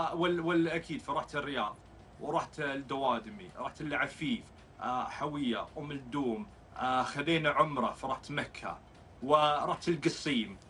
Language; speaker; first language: Arabic; non-native, fluent; English